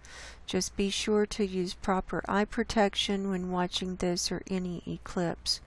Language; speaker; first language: English; native; English